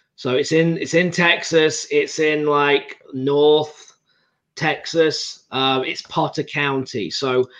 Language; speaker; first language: English; native; English